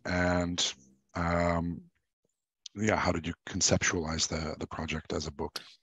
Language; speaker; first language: English; native; English